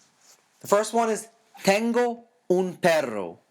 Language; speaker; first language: Spanish; non-native, fluent; English